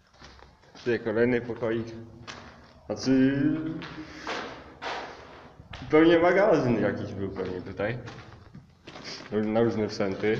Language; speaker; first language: Polish; native; Polish